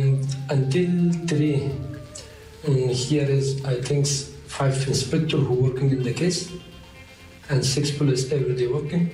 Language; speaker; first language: English; non-native, learner; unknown